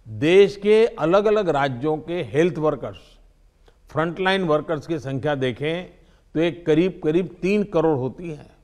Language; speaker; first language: Hindi; non-native, local second language; Gujarati